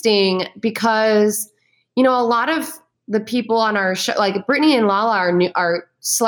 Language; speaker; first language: English; native; English